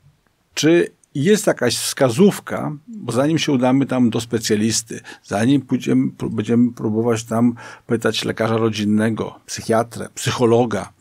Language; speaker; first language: Polish; native; Polish